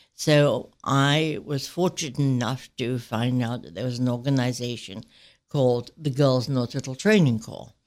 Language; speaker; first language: English; native; English